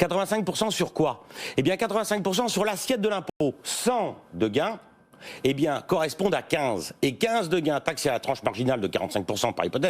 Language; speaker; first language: French; native; French